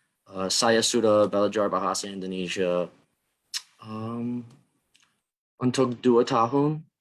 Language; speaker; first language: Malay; non-native, learner; English